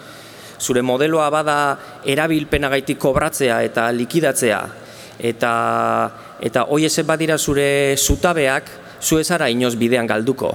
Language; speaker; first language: Basque; native; Basque